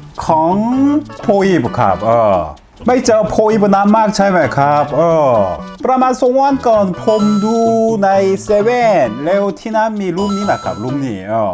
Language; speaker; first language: Thai; non-native, learner; Korean